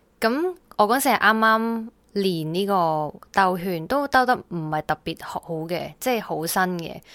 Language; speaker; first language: Cantonese; native; Cantonese